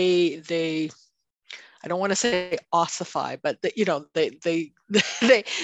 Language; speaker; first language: English; non-native, fluent; Chinese